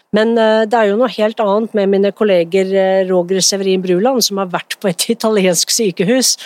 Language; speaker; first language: Norwegian; native; Norwegian